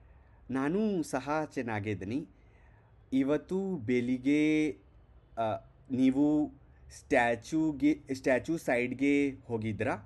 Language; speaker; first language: Kannada; non-native, learner; Hindi